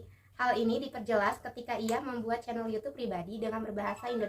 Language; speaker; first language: Indonesian; native; Indonesian